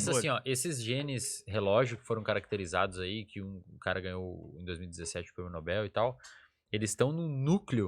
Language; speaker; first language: Portuguese; native; Portuguese